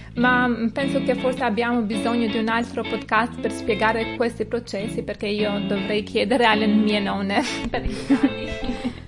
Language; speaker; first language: Italian; non-native, fluent; Albanian